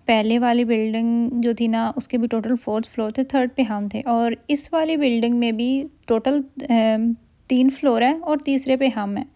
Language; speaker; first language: Urdu; native; Urdu